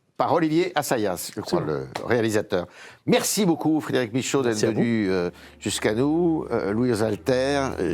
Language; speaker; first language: French; native; French